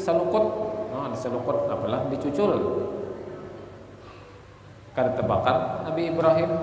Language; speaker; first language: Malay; non-native, local second language; Banjar